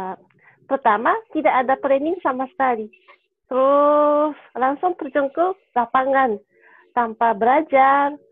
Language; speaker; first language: Indonesian; non-native, fluent; Japanese